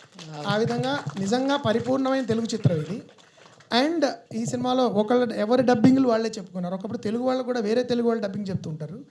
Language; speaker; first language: Telugu; native; Telugu